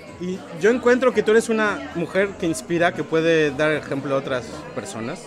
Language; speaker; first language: Spanish; native; Spanish